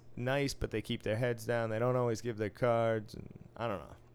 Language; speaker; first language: English; native; English